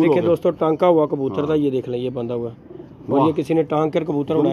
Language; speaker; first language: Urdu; non-native, local second language; Punjabi